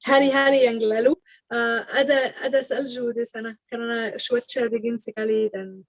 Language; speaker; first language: Indonesian; non-native, learner; Arabic